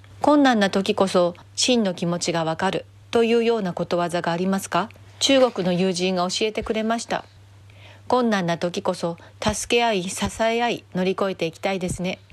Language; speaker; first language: Japanese; native; Japanese